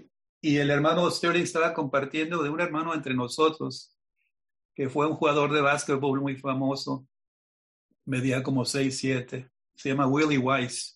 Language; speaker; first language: Spanish; native; Spanish